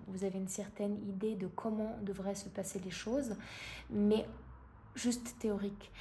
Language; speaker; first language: French; non-native, fluent; Russian